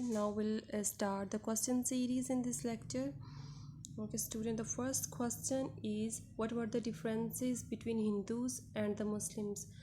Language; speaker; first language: English; non-native, local second language; Urdu